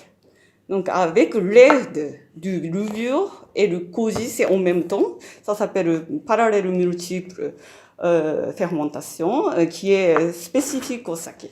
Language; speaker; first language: French; non-native, fluent; Japanese